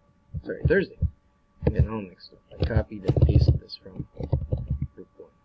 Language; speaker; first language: English; native; English